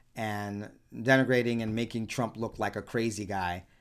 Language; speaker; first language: English; early bilingual, other home language; Spanish